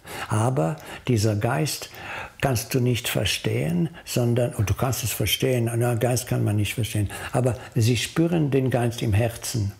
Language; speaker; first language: German; non-native, fluent; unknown